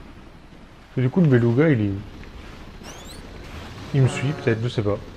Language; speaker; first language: French; native; French